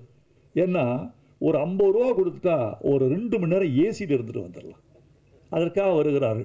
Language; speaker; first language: Tamil; native; Tamil